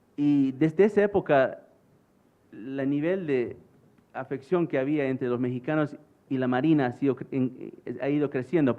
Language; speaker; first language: Spanish; early bilingual, heritage; English